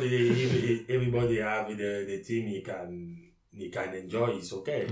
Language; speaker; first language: English; non-native, learner; French